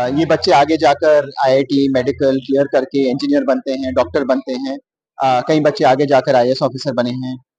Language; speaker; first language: Hindi; native; Hindi